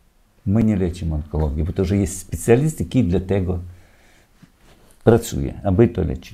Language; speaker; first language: Polish; non-native, learner; Ukrainian